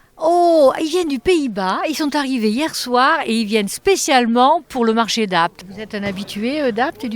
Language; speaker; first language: French; native; French